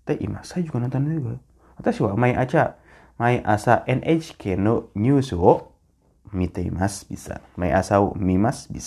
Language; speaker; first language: Japanese; non-native, fluent; Indonesian